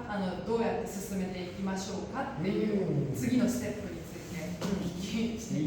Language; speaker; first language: Japanese; native; Japanese